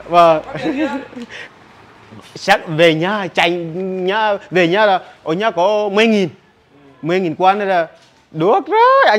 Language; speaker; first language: Vietnamese; non-native, learner; Portuguese